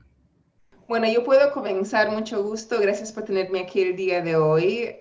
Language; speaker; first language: Spanish; early bilingual, heritage; English